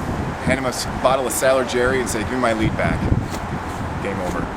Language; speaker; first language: English; native; English